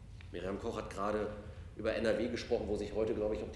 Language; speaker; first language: German; native; German